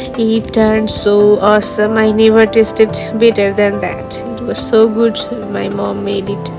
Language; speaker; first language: English; non-native, local second language; Bangla